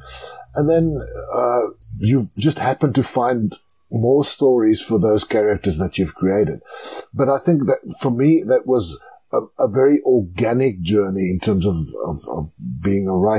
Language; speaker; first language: English; non-native, local second language; Afrikaans